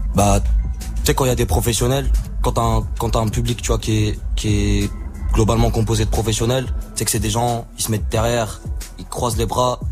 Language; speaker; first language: French; non-native, local second language; Arabic